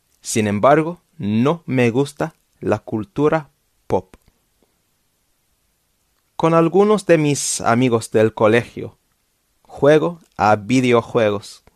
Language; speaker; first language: Spanish; non-native, fluent; English